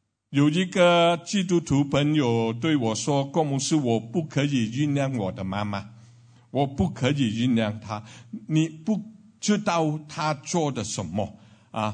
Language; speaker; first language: Chinese; non-native, learner; Cantonese